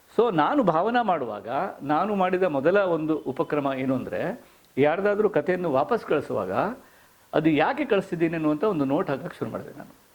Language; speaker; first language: Kannada; native; Kannada